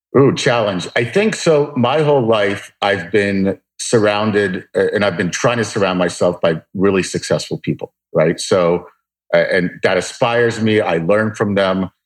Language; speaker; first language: English; early bilingual, other home language; Russian